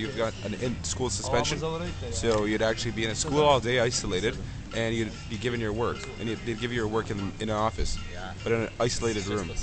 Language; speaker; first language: English; early bilingual, other home language; Serbian